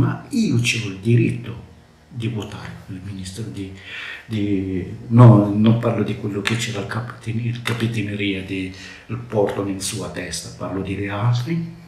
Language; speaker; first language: Italian; non-native, learner; Arabic